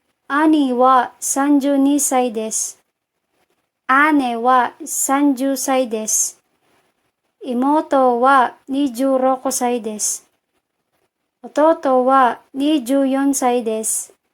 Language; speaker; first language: Japanese; non-native, learner; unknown